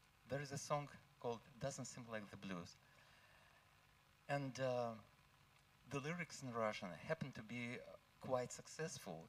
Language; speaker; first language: English; non-native, fluent; Russian